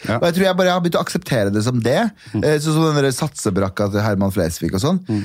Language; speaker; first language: Norwegian; early bilingual, other home language; Kurdish